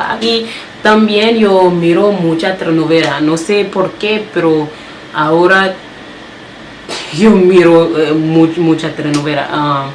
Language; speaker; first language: Spanish; non-native, learner; Haitian Creole